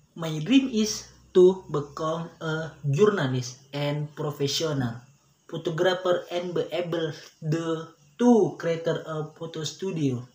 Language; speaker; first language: English; non-native, learner; Indonesian